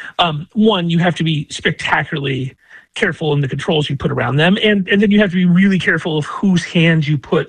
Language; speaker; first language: English; native; English